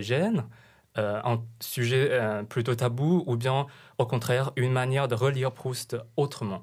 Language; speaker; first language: French; non-native, fluent; Chinese